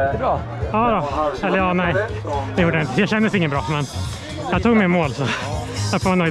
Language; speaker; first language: Swedish; non-native, fluent; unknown